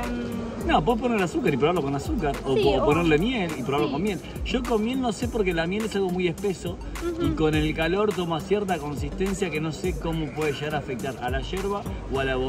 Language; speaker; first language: Spanish; native; Spanish